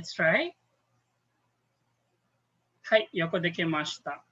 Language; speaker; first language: Japanese; non-native, fluent; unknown